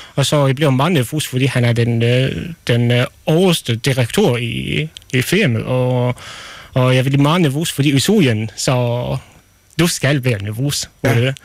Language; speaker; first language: Danish; non-native, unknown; Arabic